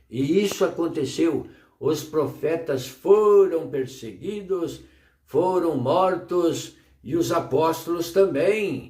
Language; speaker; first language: Portuguese; native; Portuguese